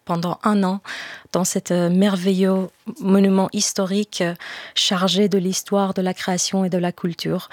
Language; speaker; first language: French; non-native, fluent; Persian